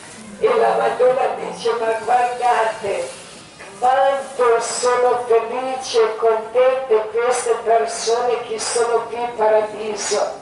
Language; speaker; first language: Italian; non-native, learner; Croatian